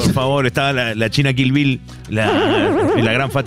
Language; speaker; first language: Spanish; native; Spanish